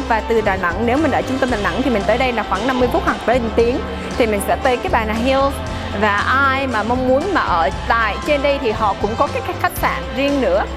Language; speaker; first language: Vietnamese; early bilingual, heritage; Vietnamese